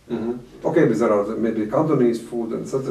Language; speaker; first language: English; non-native, fluent; Latvian